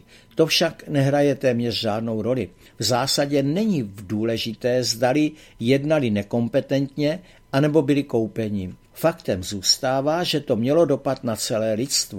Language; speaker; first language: Czech; native; Czech